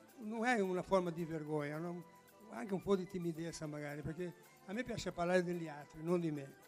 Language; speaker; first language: Italian; non-native, fluent; Portuguese